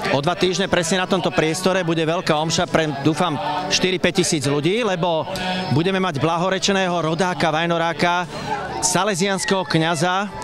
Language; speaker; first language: Slovak; native; Slovak